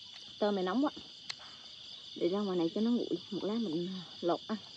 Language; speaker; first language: Vietnamese; native; Vietnamese